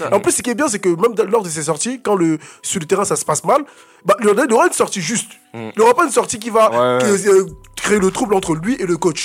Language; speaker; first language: French; native; French